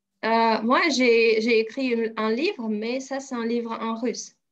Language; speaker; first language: French; non-native, fluent; Russian